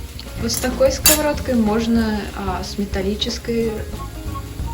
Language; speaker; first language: Russian; early bilingual, heritage; Russian